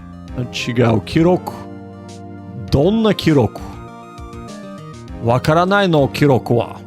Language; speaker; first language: Japanese; non-native, learner; English